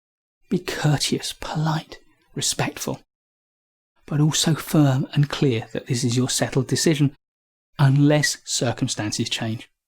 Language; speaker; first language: English; native; English